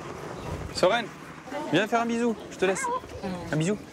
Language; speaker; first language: French; native; French